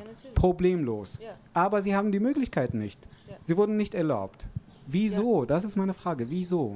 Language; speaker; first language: German; non-native, fluent; Arabic